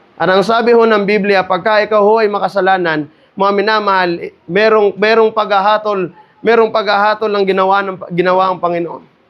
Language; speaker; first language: Filipino; non-native, local second language; Cebuano